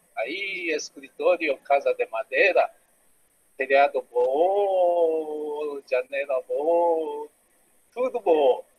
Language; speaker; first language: Portuguese; non-native, learner; Japanese